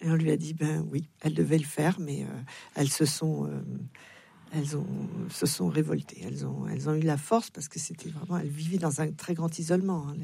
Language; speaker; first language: French; native; French